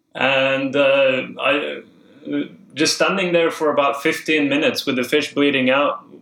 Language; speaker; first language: English; non-native, fluent; Norwegian